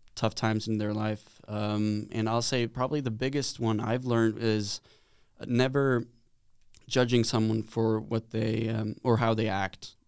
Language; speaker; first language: English; non-native, fluent; Swedish